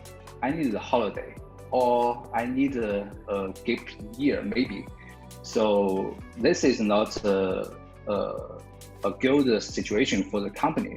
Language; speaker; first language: English; non-native, learner; Chinese